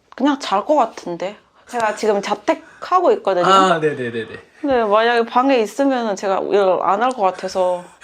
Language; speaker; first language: Korean; non-native, fluent; Indonesian